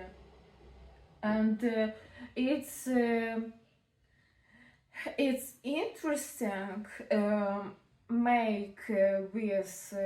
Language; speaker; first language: English; non-native, learner; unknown